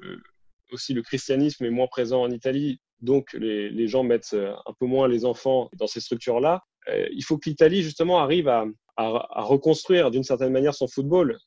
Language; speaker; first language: French; native; French